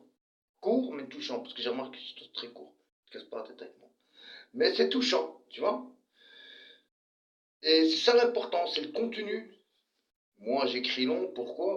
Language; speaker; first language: French; early bilingual, other home language; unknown